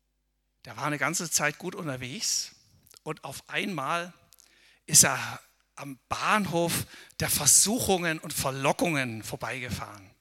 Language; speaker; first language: German; native; German